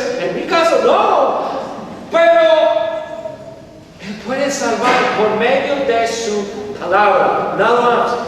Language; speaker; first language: Spanish; non-native, fluent; English